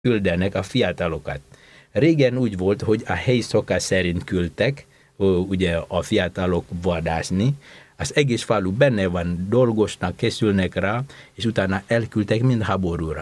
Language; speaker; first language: Hungarian; non-native, fluent; Indonesian